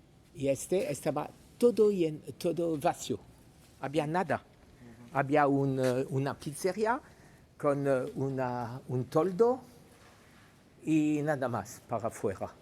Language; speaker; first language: Spanish; non-native, learner; French